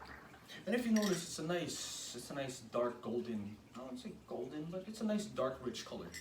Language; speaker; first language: English; native; English